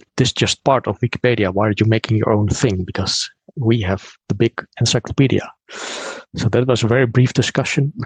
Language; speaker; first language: English; non-native, fluent; Dutch